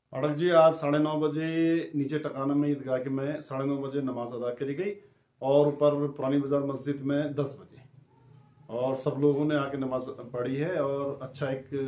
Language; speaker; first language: Hindi; native; Hindi